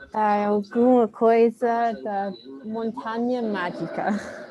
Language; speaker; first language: Portuguese; non-native, learner; English